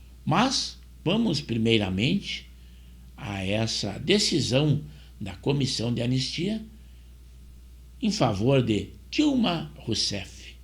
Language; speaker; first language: Portuguese; native; Portuguese